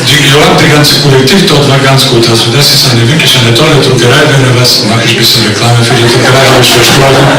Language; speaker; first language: German; non-native, fluent; Bulgarian